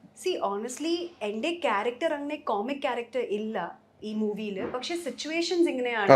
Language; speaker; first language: Malayalam; early bilingual, heritage; Malayalam